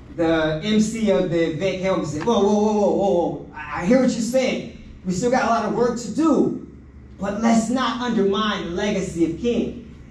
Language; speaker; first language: English; native; English